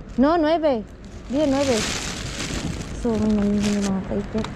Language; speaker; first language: Spanish; non-native, learner; Filipino